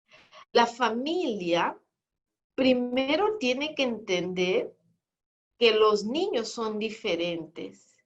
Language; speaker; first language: Spanish; non-native, fluent; Portuguese